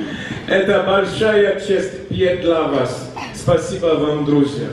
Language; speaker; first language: Russian; non-native, learner; French